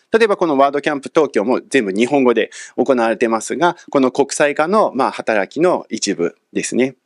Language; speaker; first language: Japanese; early bilingual, other home language; English